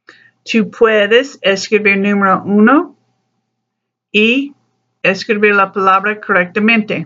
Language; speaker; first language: Spanish; non-native, learner; English